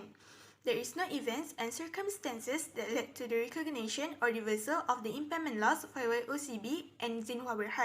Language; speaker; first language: English; non-native, local second language; Malay